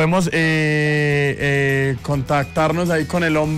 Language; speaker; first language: Spanish; native; Spanish